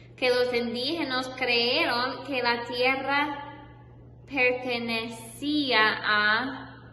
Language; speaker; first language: Spanish; non-native, fluent; English